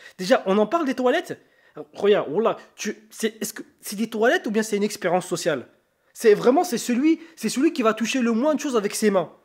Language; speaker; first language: French; native; French